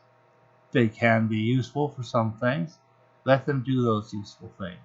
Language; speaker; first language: English; native; English